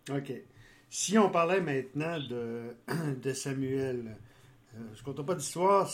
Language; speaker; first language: French; native; French